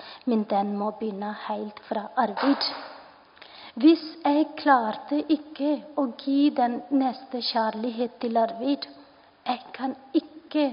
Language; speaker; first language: Norwegian; non-native, fluent; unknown